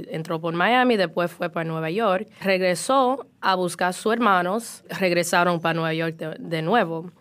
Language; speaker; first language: Spanish; early bilingual, heritage; Spanish